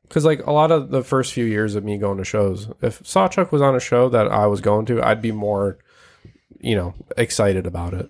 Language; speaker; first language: English; native; English